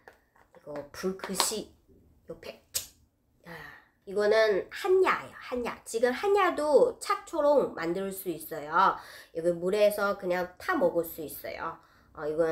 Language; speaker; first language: Korean; non-native, fluent; Chinese